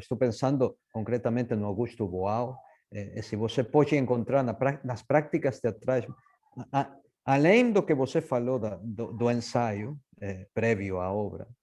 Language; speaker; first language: Portuguese; non-native, fluent; Spanish